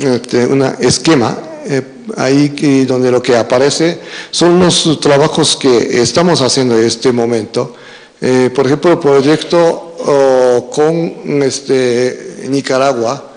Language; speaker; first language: Spanish; non-native, fluent; Japanese